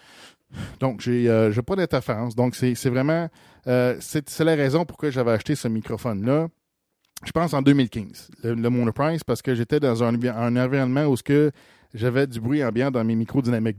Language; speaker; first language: French; native; French